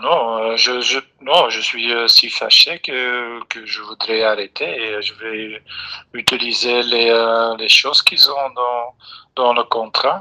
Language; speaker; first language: French; non-native, local second language; Dutch